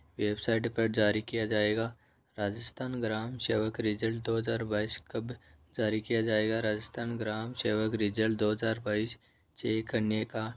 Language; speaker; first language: Hindi; native; Hindi